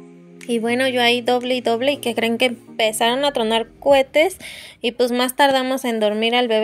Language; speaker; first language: Spanish; native; Spanish